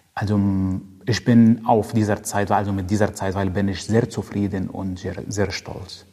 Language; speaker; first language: German; non-native, fluent; Arabic